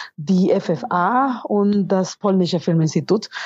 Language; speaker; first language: German; non-native, fluent; Spanish